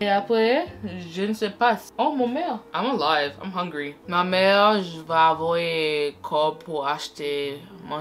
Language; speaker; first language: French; non-native, learner; English